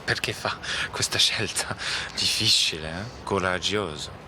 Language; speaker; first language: Italian; non-native, fluent; English